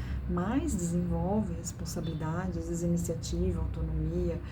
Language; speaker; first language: Portuguese; native; Portuguese